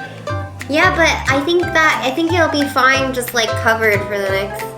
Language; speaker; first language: English; native; English